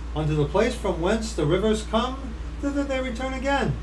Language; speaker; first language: English; native; English